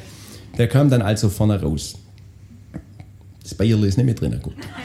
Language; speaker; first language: German; native; German